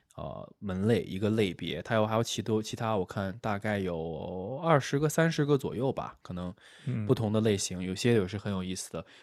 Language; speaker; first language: Chinese; native; Chinese